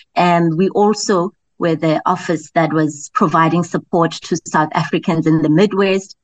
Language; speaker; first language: English; non-native, local second language; Zulu